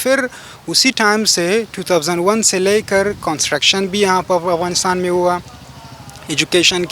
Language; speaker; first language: Hindi; non-native, fluent; Pashto